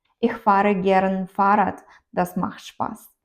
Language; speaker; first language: German; non-native, learner; Ukrainian